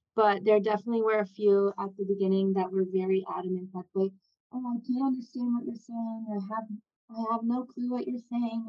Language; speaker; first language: English; native; English